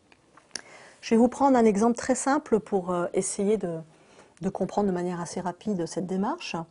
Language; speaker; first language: French; native; French